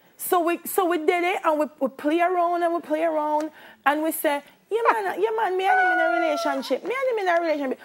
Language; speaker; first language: English; native; English